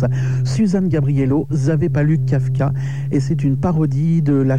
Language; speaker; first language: French; native; French